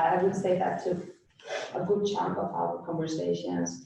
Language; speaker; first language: English; non-native, fluent; Spanish